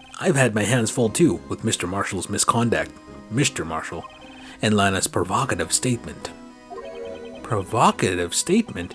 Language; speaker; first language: English; native; English